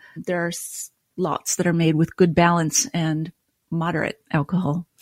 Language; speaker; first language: English; native; English